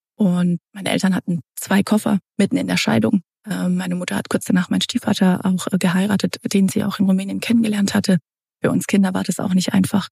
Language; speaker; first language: German; early bilingual, other home language; Romanian